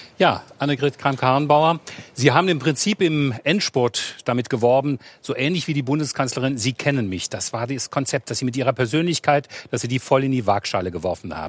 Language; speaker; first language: German; native; German